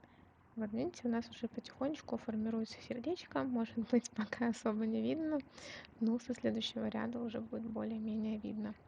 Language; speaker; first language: Russian; native; Russian